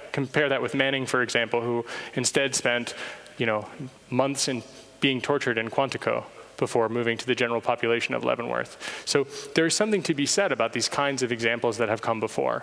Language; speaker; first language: English; native; English